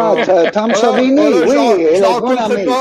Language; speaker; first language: French; non-native, learner; English